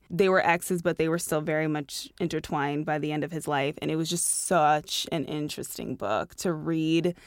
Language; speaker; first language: English; native; English